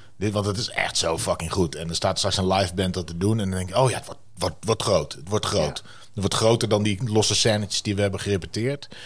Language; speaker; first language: Dutch; native; Dutch